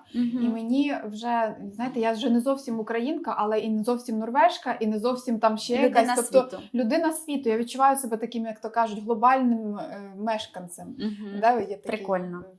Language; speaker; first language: Ukrainian; native; Ukrainian